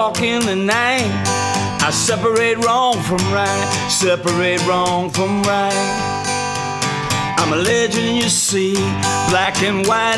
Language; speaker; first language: English; native; English